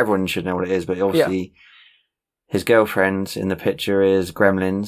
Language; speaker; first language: English; native; English